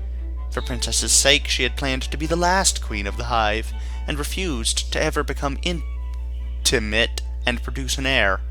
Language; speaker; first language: English; native; English